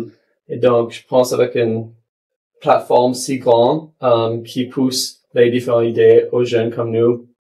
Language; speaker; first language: French; non-native, local second language; English